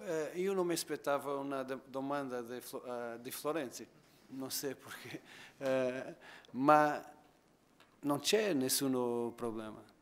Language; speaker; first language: Italian; non-native, fluent; Portuguese